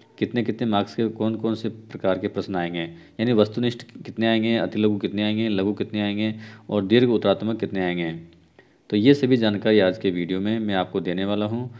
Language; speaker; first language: Hindi; native; Hindi